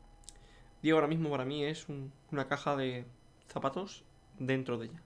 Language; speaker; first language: Spanish; native; Spanish